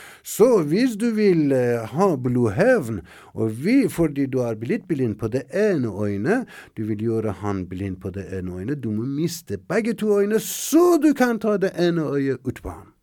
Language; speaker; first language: Norwegian; non-native, fluent; Persian